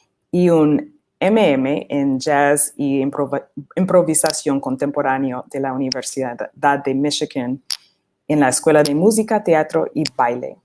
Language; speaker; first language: Spanish; non-native, fluent; English